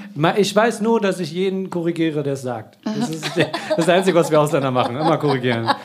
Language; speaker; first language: German; early bilingual, other home language; Persian